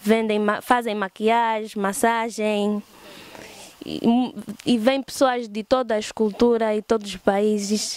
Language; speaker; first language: Portuguese; early bilingual, heritage; Portuguese